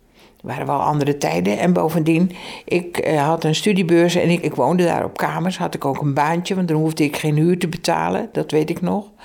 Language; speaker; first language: Dutch; native; Dutch